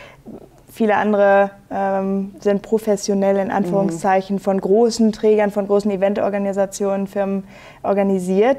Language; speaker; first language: German; native; German